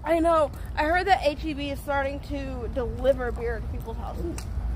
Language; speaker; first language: English; native; English